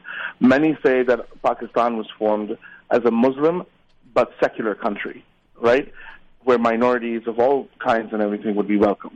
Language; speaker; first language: English; non-native, local second language; Urdu